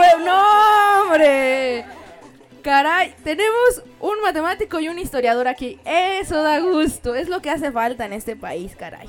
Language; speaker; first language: Spanish; native; Spanish